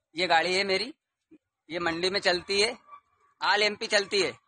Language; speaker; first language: Hindi; native; Hindi